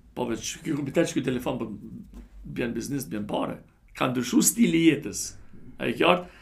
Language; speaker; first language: Albanian; early bilingual, heritage; Albanian